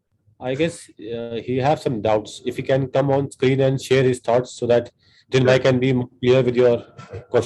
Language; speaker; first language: English; non-native, local second language; Hindi